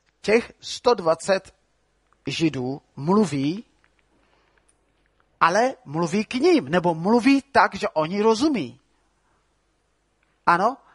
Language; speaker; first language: Czech; non-native, fluent; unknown